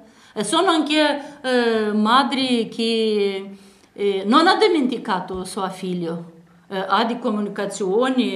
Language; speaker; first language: Italian; non-native, learner; Romanian